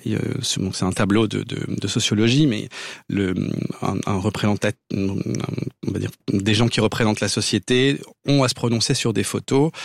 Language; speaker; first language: French; native; French